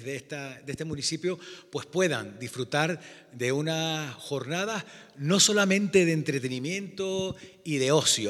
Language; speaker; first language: Spanish; native; Spanish